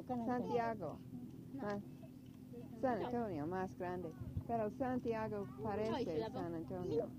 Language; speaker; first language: Spanish; non-native, learner; English